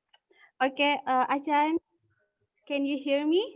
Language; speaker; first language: English; non-native, learner; Indonesian